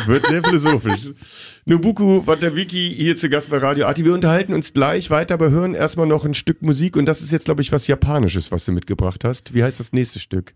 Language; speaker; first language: German; native; German